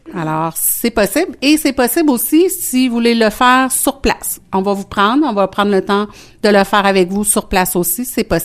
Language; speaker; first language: French; native; French